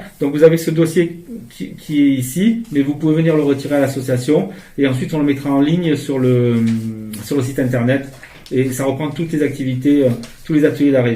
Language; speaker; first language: French; native; French